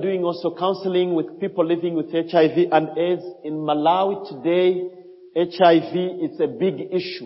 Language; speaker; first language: English; non-native, fluent; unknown